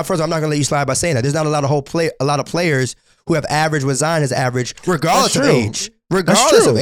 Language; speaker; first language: English; native; English